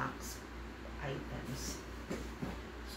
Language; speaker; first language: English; non-native, local second language; Filipino